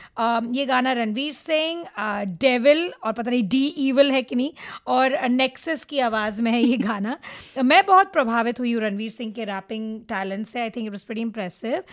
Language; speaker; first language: Hindi; non-native, local second language; Marathi